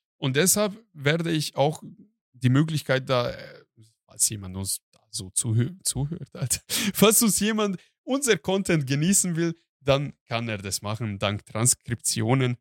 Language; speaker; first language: German; non-native, fluent; Hungarian